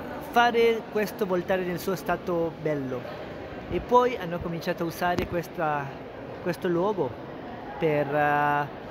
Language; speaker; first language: Italian; non-native, fluent; French